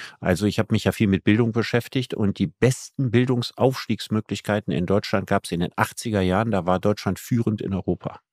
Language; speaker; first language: German; native; German